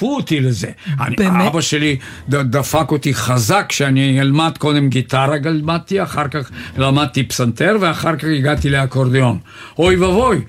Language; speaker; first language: Hebrew; non-native, fluent; Bulgarian